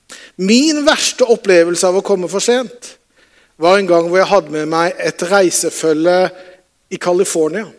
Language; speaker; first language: Norwegian; native; Norwegian